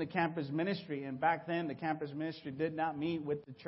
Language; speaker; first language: English; early bilingual, other home language; Spanish